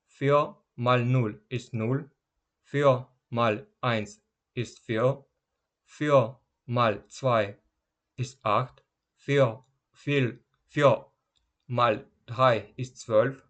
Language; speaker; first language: German; non-native, learner; Ukrainian